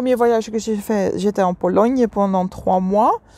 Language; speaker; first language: French; non-native, fluent; Dutch